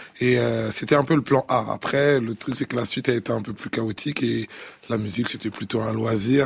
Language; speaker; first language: French; early bilingual, other home language; Lingala